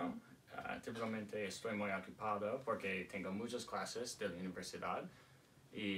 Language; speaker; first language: Spanish; non-native, learner; English